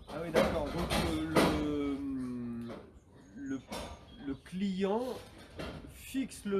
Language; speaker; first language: French; native; French